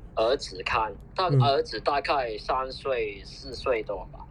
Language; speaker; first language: Chinese; non-native, fluent; Cantonese